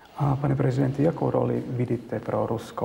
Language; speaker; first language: Czech; non-native, learner; Finnish